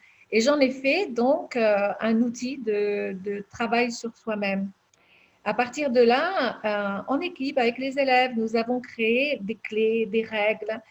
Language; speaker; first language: French; native; French